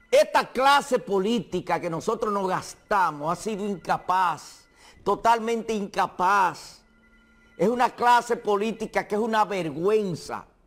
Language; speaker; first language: Spanish; native; Spanish